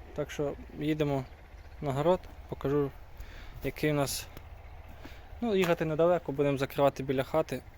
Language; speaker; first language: Ukrainian; native; Ukrainian